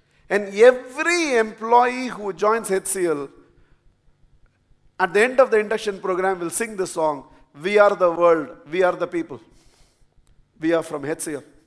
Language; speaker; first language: English; non-native, local second language; Tamil